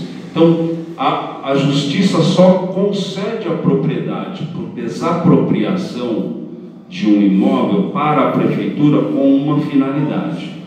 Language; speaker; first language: Portuguese; native; Portuguese